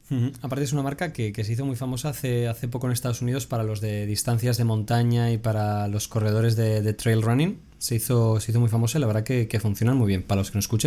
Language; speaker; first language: Spanish; native; Spanish